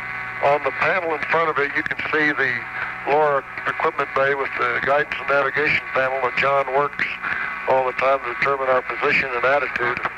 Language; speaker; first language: English; native; English